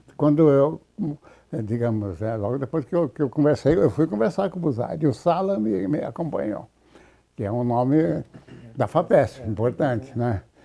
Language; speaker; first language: Portuguese; native; Portuguese